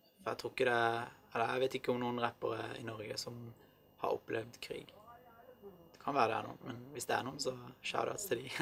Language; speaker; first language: Norwegian; early bilingual, other home language; Arabic